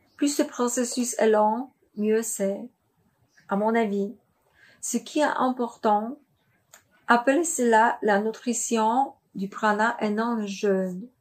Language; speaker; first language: French; non-native, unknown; Polish